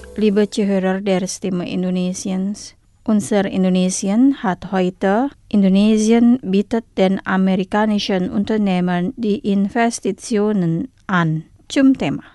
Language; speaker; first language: German; non-native, fluent; Indonesian